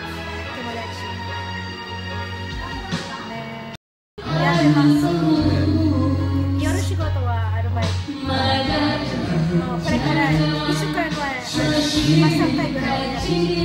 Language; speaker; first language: Japanese; non-native, learner; Filipino